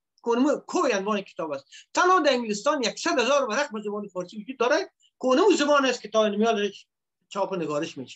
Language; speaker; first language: Persian; native; Persian